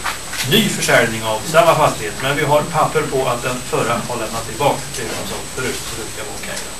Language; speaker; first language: Swedish; native; Swedish